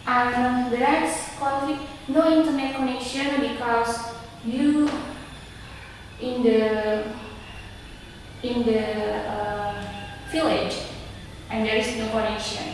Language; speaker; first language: English; non-native, learner; Indonesian